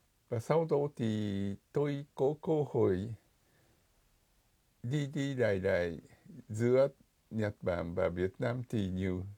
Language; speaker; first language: Vietnamese; non-native, fluent; Japanese